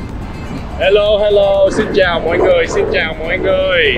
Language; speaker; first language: Vietnamese; early bilingual, heritage; Vietnamese